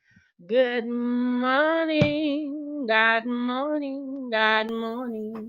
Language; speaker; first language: English; native; English